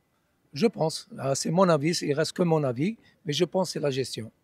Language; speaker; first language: French; non-native, local second language; Arabic